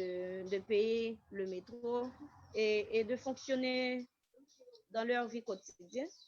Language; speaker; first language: French; non-native, local second language; Haitian Creole